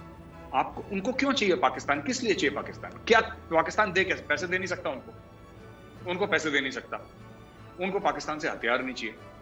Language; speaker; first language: Hindi; native; Hindi